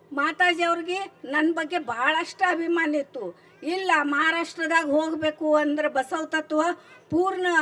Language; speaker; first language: Kannada; non-native, local second language; Marathi